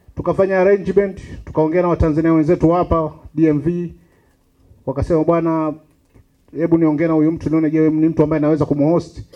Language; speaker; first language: Swahili; native; Swahili